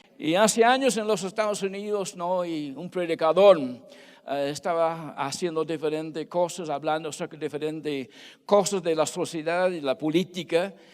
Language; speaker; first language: Spanish; non-native, fluent; English